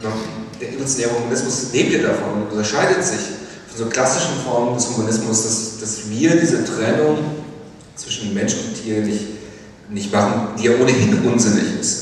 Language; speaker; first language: German; native; German